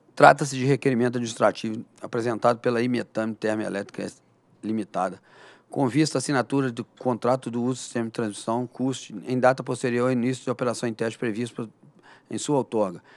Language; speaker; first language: Portuguese; native; Portuguese